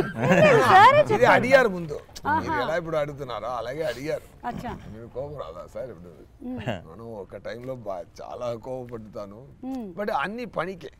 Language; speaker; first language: Telugu; non-native, learner; Tamil